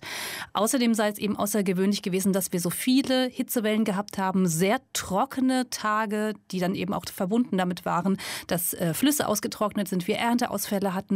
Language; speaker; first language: German; native; German